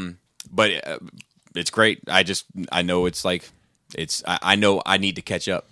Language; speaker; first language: English; native; English